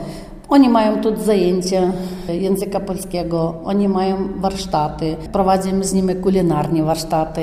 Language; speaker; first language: Polish; non-native, learner; Ukrainian